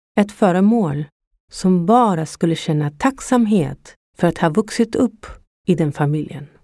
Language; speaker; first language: Swedish; non-native, fluent; Spanish